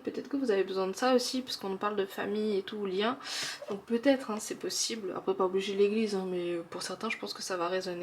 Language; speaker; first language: French; native; French